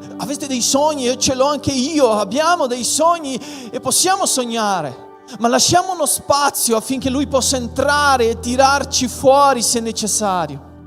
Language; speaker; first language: Italian; non-native, fluent; Portuguese